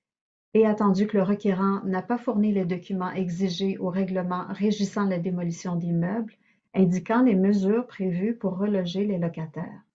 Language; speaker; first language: French; native; French